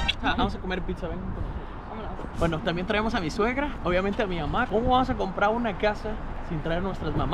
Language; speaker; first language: Spanish; native; Spanish